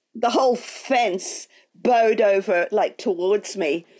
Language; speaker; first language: English; native; English